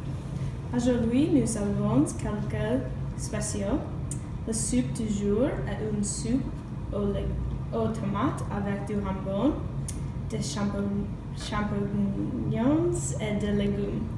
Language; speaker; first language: French; non-native, learner; English